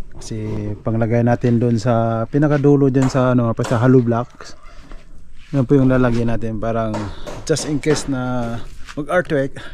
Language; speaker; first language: Filipino; non-native, local second language; Cebuano